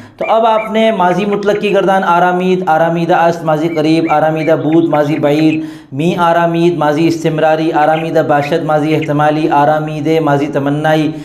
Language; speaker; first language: Urdu; native; Urdu